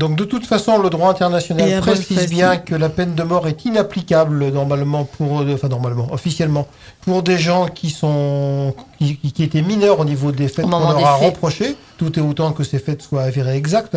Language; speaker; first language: French; native; French